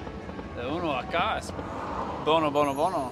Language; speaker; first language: Spanish; non-native, learner; English